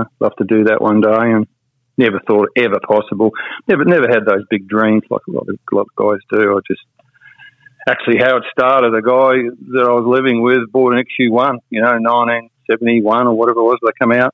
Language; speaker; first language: English; native; English